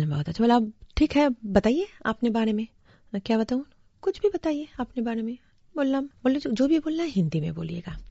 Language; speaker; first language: Hindi; non-native, local second language; Bangla